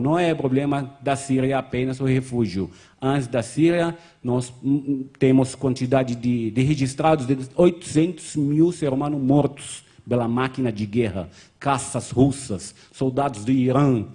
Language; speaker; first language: Portuguese; non-native, fluent; Arabic